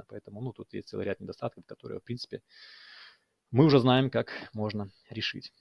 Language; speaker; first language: Russian; native; Russian